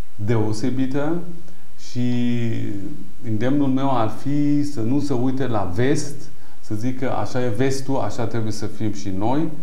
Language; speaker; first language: Romanian; non-native, fluent; Persian